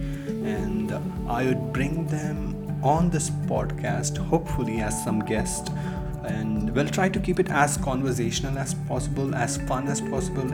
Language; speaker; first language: English; non-native, local second language; Tamil